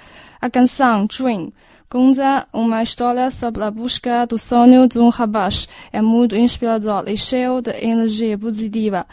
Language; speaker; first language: Portuguese; non-native, learner; Chinese